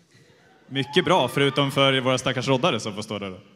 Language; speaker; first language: Swedish; native; Swedish